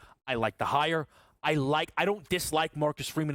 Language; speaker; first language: English; native; English